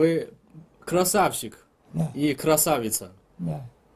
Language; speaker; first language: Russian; non-native, fluent; Chinese